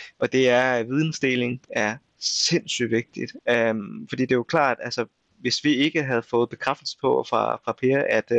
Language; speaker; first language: Danish; early bilingual, other home language; Vietnamese